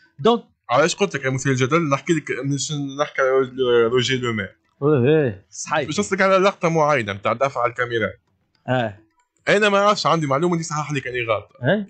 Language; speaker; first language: Arabic; native; Arabic